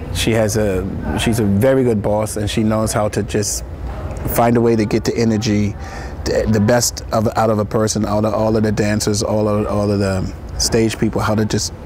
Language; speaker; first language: English; native; English